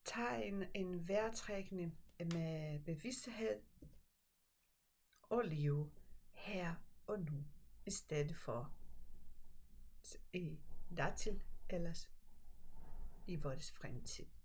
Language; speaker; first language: Danish; non-native, fluent; Portuguese